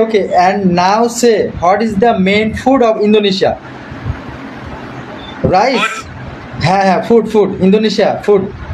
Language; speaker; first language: English; non-native, learner; Bangla